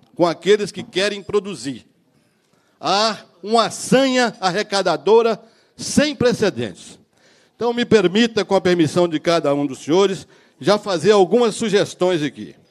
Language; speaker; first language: Portuguese; native; Portuguese